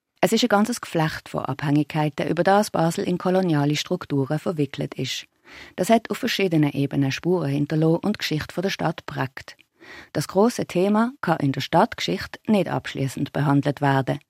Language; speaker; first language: German; native; German